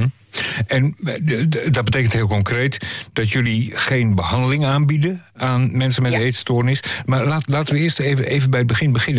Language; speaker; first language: Dutch; native; Dutch